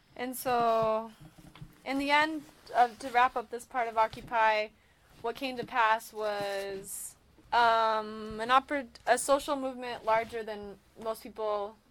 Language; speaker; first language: English; native; English